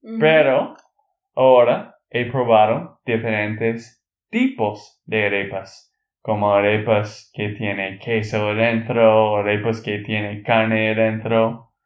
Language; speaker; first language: Spanish; non-native, learner; English